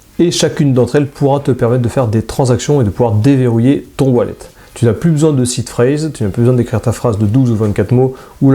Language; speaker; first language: French; native; French